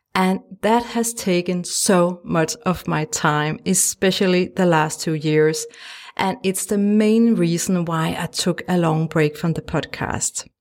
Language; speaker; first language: English; non-native, fluent; Danish